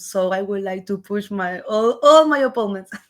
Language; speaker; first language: English; non-native, learner; Spanish